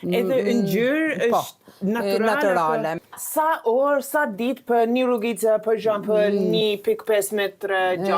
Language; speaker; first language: Albanian; non-native, learner; English